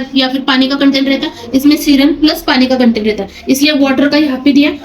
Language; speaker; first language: Hindi; non-native, local second language; Marathi